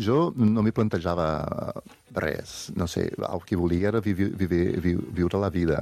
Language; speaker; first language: Catalan; non-native, fluent; Portuguese